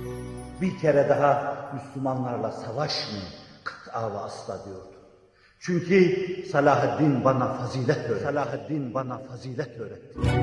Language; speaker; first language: Turkish; native; Turkish